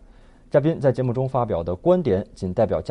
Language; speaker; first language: Chinese; native; Chinese